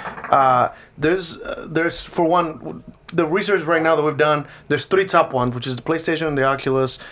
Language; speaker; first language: English; non-native, fluent; Spanish